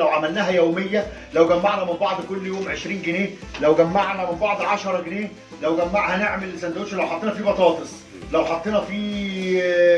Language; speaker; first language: Arabic; native; Arabic